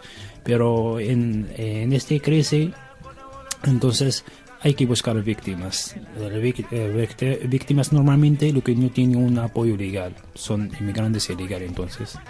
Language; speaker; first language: Spanish; non-native, learner; Arabic